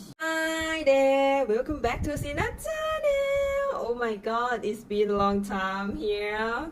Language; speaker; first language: English; non-native, learner; Thai